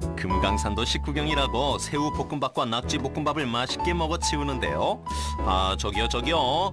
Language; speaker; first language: Korean; native; Korean